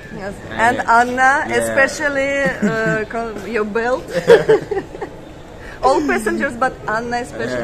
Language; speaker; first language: English; non-native, fluent; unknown